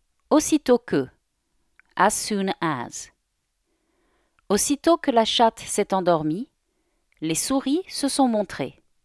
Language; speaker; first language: French; native; French